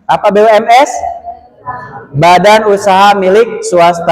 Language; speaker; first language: Indonesian; native; Indonesian